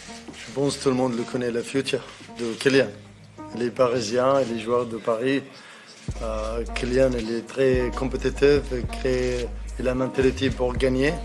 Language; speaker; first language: French; non-native, learner; Arabic